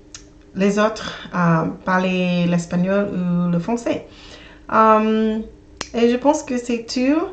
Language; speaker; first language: French; non-native, learner; English